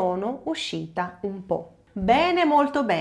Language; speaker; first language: Italian; non-native, fluent; Portuguese